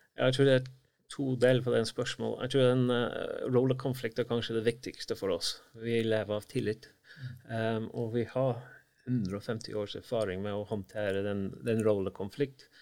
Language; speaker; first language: Norwegian; non-native, fluent; English